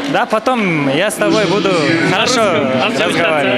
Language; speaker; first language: Russian; non-native, learner; Kyrgyz